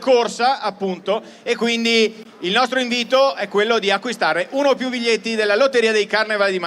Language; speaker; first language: Italian; native; Italian